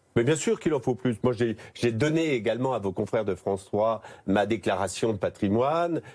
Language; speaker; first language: French; native; French